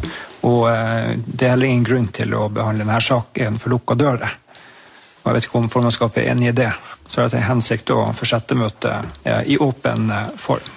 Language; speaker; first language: Norwegian; native; Norwegian